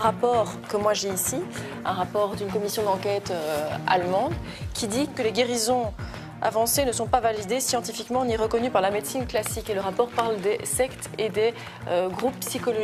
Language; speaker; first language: French; native; French